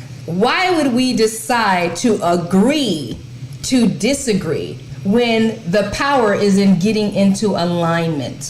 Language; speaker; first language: English; native; English